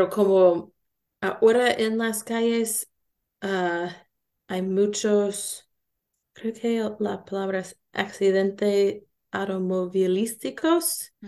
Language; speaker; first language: Spanish; non-native, learner; English